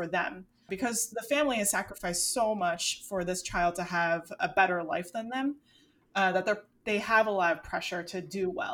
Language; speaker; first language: English; non-native, local second language; Cantonese